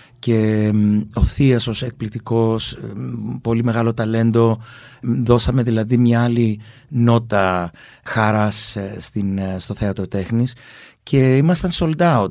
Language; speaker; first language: Greek; early bilingual, other home language; English